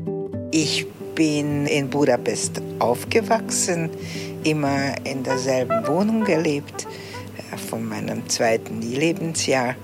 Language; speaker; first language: German; early bilingual, heritage; Hungarian